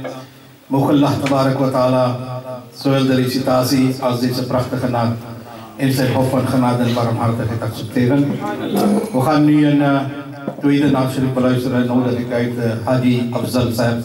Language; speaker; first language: Dutch; non-native, fluent; Urdu